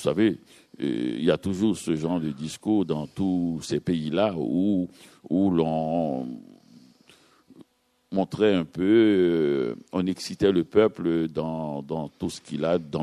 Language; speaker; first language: French; native; French